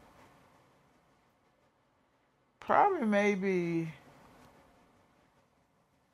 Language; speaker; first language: English; native; English